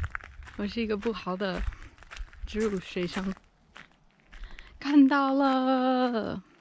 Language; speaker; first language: Chinese; non-native, fluent; English